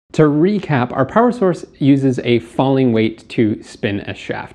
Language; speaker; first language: English; native; English